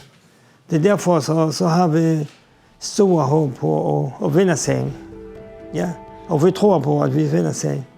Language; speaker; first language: Danish; non-native, fluent; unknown